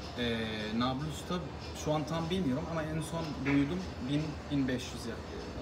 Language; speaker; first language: Turkish; non-native, learner; Arabic